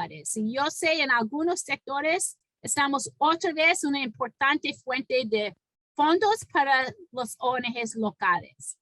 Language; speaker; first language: Spanish; non-native, fluent; English